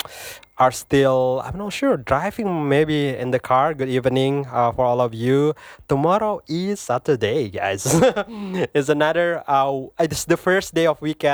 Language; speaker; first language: English; non-native, fluent; Indonesian